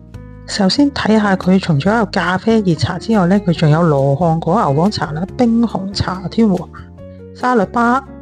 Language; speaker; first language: Chinese; native; Chinese